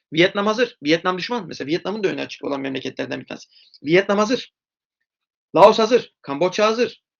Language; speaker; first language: Turkish; native; Turkish